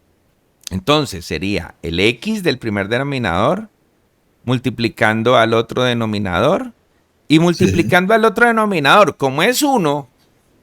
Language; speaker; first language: Spanish; native; Spanish